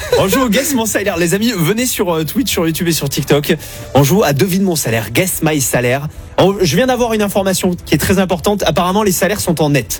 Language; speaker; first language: French; native; French